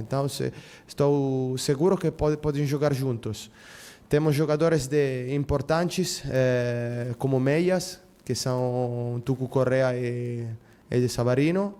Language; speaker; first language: Portuguese; non-native, fluent; Spanish